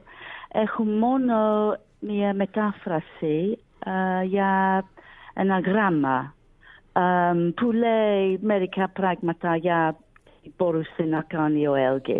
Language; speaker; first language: Greek; non-native, learner; English